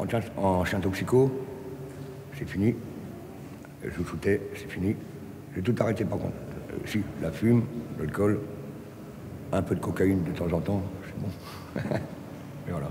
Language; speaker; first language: French; native; French